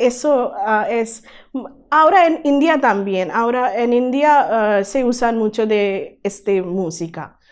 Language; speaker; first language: Spanish; non-native, learner; Bangla